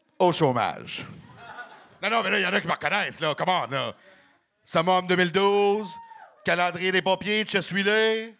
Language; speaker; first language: French; native; French